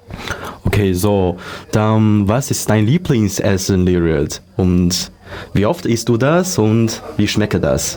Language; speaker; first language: German; non-native, learner; Chinese